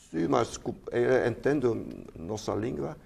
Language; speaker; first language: Portuguese; non-native, fluent; Dutch